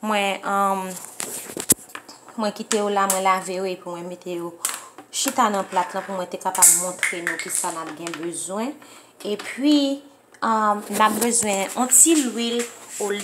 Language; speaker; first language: French; non-native, learner; Haitian Creole